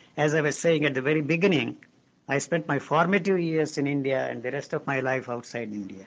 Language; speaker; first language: English; non-native, local second language; Telugu